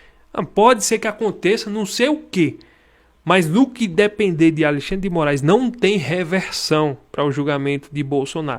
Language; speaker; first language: Portuguese; native; Portuguese